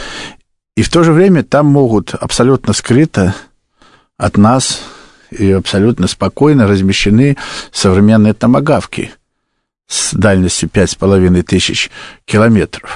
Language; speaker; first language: Russian; native; Russian